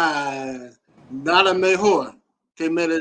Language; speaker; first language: Spanish; non-native, learner; English